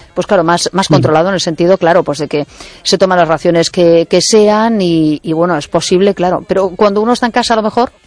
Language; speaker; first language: Spanish; native; Spanish